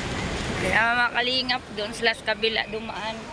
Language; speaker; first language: Filipino; non-native, local second language; Cebuano